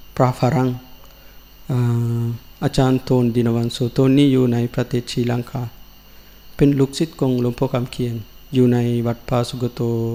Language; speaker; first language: Thai; non-native, learner; Sinhala